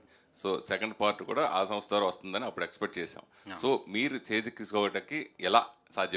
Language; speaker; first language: Telugu; native; Telugu